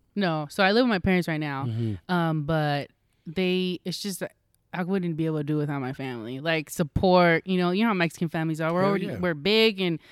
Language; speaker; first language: English; native; English